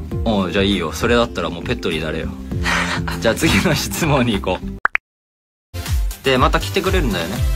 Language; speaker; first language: Japanese; non-native, fluent; Korean